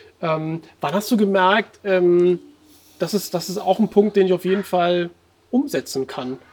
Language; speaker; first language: German; native; German